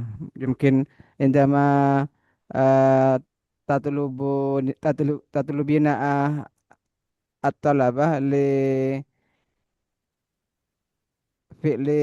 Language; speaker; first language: Arabic; non-native, learner; Indonesian